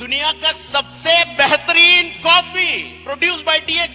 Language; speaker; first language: Hindi; non-native, fluent; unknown